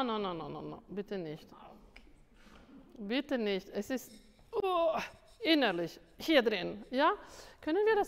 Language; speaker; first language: German; non-native, fluent; Italian